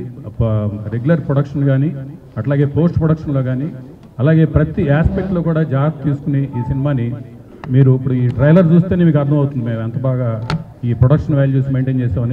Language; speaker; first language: Telugu; native; Telugu